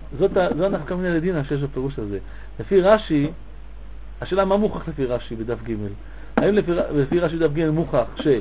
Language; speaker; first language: Hebrew; native; Hebrew